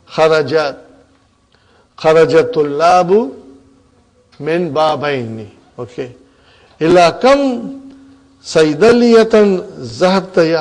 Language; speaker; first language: Arabic; non-native, fluent; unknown